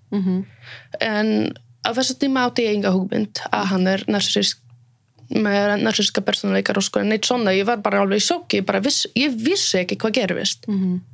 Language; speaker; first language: Icelandic; non-native, fluent; Polish